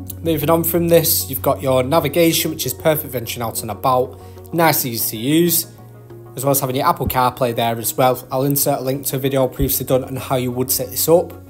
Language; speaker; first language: English; native; English